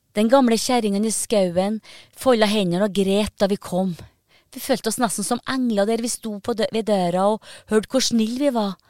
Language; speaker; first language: Norwegian; native; Norwegian